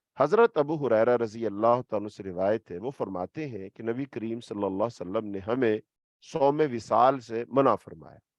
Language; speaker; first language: Urdu; native; Urdu